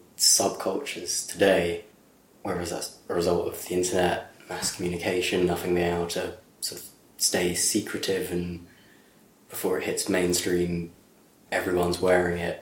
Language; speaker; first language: English; native; English